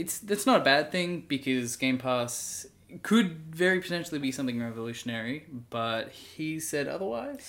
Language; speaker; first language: English; native; English